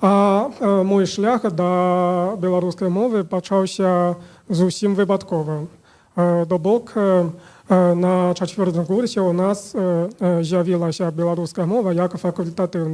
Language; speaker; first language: Ukrainian; non-native, fluent; Chinese